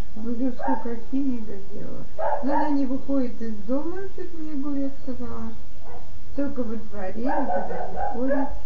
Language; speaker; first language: Russian; non-native, local second language; Crimean Tatar